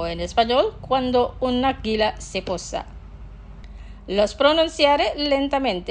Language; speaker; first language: Spanish; non-native, fluent; Indonesian